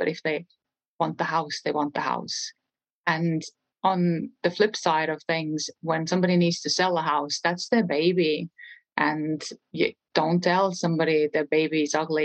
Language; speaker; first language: English; non-native, fluent; Estonian